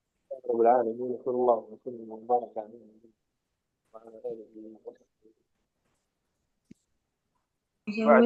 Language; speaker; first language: Arabic; non-native, fluent; Indonesian